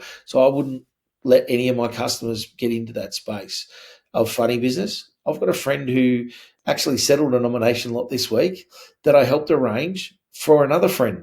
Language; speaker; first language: English; native; English